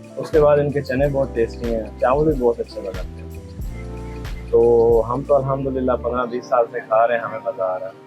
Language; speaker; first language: Urdu; non-native, local second language; Punjabi